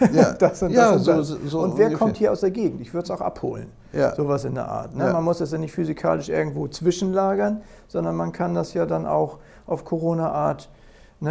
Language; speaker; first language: German; native; German